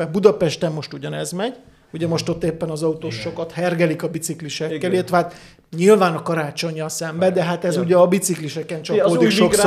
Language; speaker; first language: Hungarian; native; Hungarian